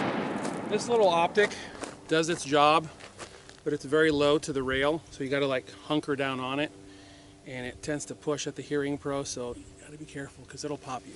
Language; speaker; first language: English; native; English